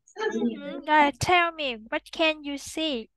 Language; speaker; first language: English; non-native, fluent; Vietnamese